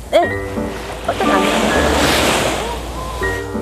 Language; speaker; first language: Korean; non-native, learner; Vietnamese